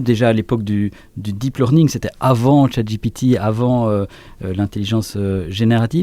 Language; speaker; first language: French; native; French